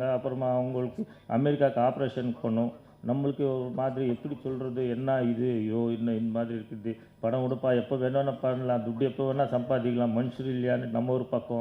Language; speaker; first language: Tamil; non-native, learner; Kannada